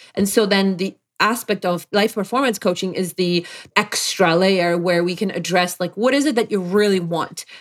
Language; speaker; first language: English; non-native, fluent; Polish